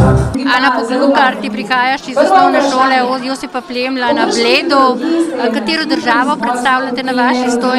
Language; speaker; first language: Slovenian; native; Slovenian